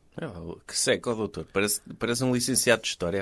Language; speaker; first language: Portuguese; native; Portuguese